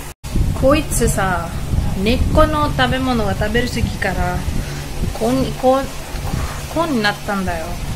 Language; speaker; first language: Japanese; non-native, learner; English